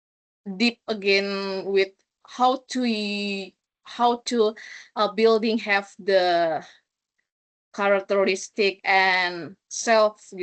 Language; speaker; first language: English; non-native, learner; Indonesian